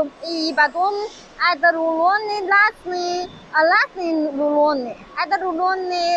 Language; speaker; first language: Russian; non-native, learner; Chinese